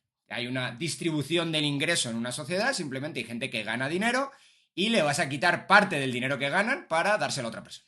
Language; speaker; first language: Spanish; native; Spanish